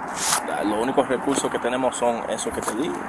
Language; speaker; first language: Spanish; early bilingual, other home language; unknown